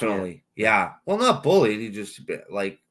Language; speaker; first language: English; native; English